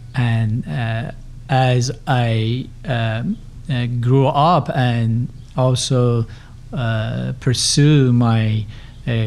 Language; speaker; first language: English; non-native, fluent; Persian